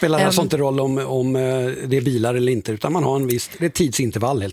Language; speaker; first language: Swedish; native; Swedish